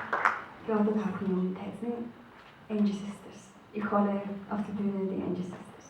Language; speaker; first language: German; non-native, fluent; Mongolian